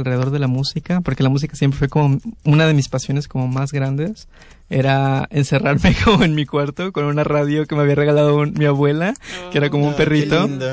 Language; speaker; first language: Spanish; native; Spanish